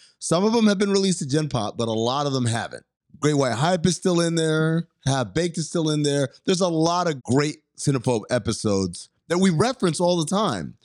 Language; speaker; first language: English; native; English